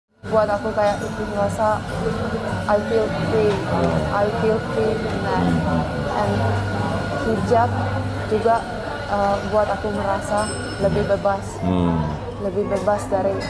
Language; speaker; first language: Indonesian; non-native, fluent; Finnish